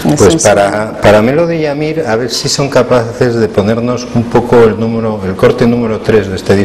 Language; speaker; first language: Spanish; native; Spanish